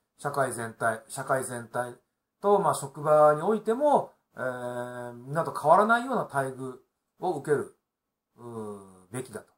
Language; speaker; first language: Japanese; native; Japanese